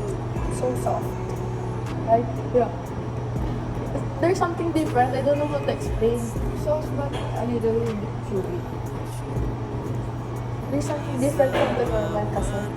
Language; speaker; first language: English; non-native, local second language; Filipino